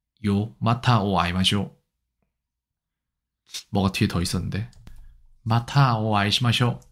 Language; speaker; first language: Japanese; non-native, learner; Korean